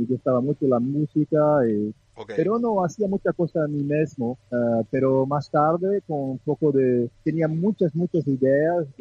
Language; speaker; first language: Spanish; non-native, learner; Portuguese